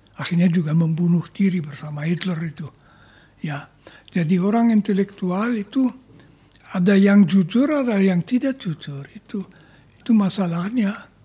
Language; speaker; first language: Indonesian; non-native, fluent; German